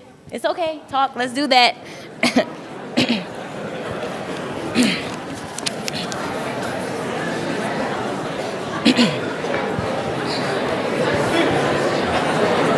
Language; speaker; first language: English; native; English